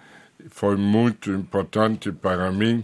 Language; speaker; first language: Portuguese; non-native, fluent; German